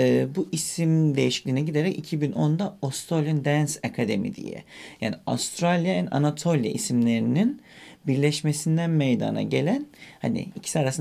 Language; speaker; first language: Turkish; native; Turkish